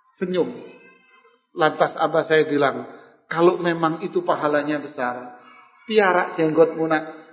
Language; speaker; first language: Indonesian; non-native, local second language; Javanese